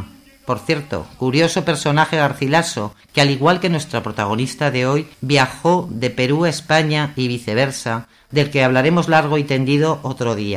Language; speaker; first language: Spanish; native; Spanish